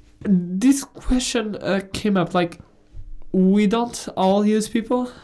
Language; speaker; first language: English; non-native, fluent; Portuguese